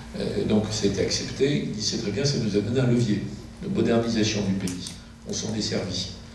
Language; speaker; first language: French; native; French